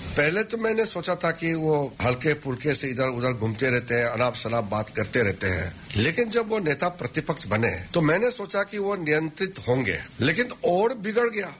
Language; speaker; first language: Hindi; non-native, local second language; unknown